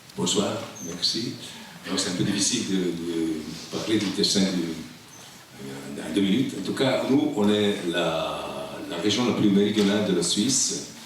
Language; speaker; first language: French; non-native, local second language; Italian